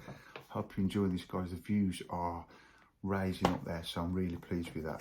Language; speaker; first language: English; native; English